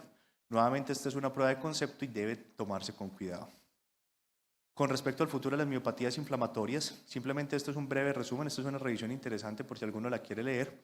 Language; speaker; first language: Spanish; native; Spanish